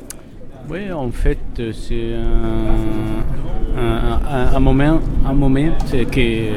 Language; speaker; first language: French; non-native, learner; Arabic